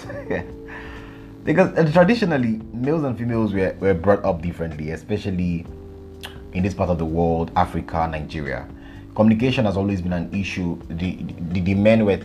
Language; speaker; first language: English; non-native, local second language; Yoruba